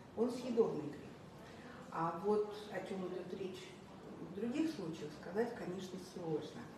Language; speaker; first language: Russian; native; Russian